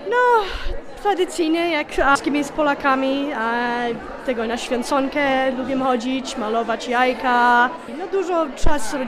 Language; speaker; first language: Polish; early bilingual, heritage; English